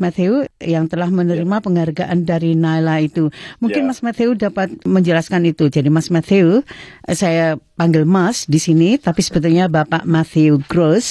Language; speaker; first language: Indonesian; native; Indonesian